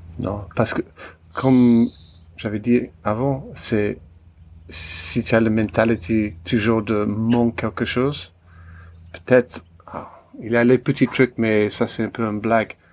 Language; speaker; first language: French; non-native, learner; English